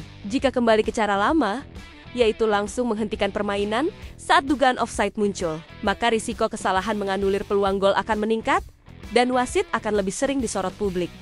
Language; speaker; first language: Indonesian; native; Indonesian